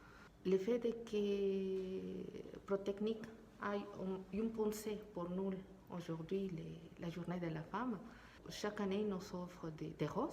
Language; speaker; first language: French; non-native, fluent; Spanish